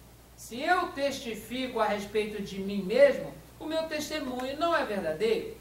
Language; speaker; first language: Portuguese; native; Portuguese